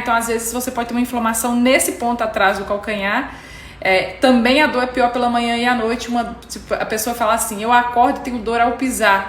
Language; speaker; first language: Portuguese; native; Portuguese